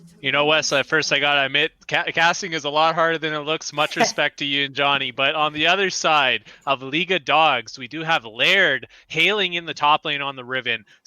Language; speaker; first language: English; native; English